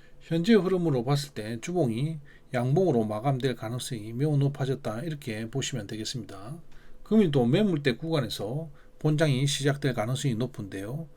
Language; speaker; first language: Korean; native; Korean